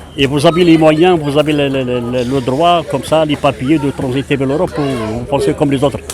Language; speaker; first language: French; non-native, local second language; Arabic